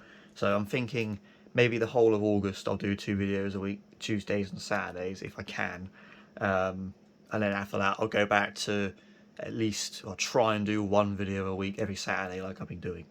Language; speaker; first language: English; native; English